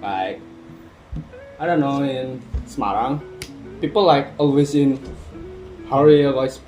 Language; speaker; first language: English; non-native, learner; Javanese